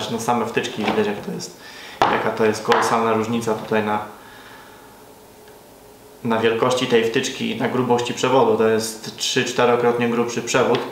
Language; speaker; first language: Polish; native; Polish